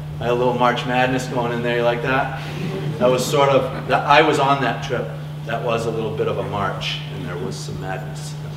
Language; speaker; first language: English; native; English